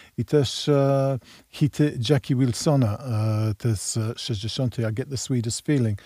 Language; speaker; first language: Polish; early bilingual, heritage; Polish